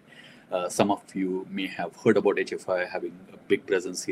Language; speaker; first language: English; non-native, local second language; Marathi